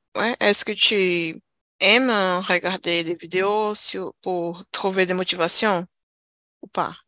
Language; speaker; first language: French; non-native, learner; Portuguese